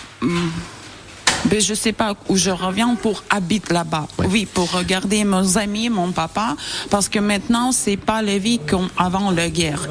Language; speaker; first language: French; non-native, learner; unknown